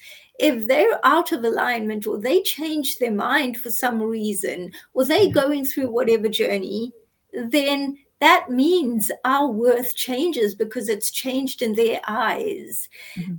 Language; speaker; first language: English; native; English